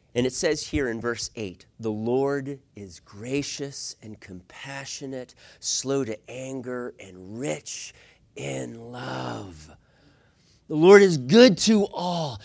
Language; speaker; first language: English; native; English